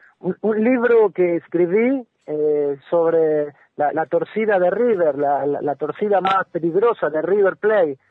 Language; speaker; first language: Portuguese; non-native, learner; Spanish